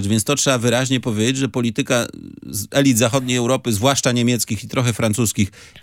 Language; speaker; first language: Polish; native; Polish